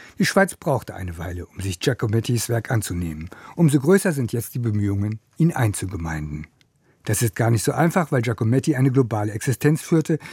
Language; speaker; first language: German; native; German